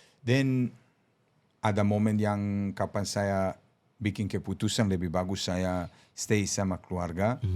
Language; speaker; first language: Indonesian; non-native, fluent; Serbian